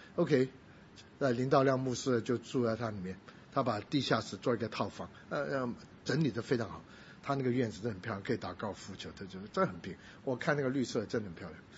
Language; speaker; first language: Chinese; non-native, local second language; Cantonese